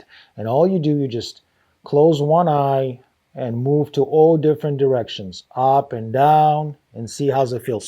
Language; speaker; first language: English; non-native, fluent; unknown